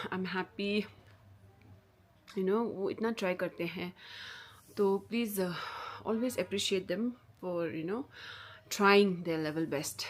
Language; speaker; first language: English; non-native, local second language; Tibetan